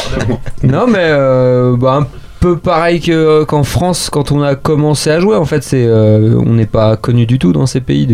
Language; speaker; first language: French; native; French